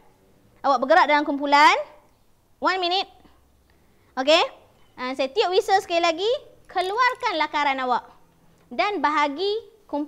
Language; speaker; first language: Malay; native; Malay